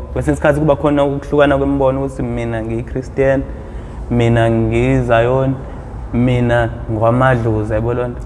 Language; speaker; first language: Zulu; native; Zulu